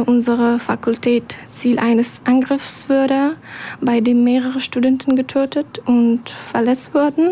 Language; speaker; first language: German; non-native, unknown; Persian